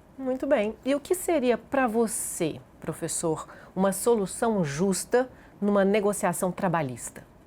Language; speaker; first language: Portuguese; native; Portuguese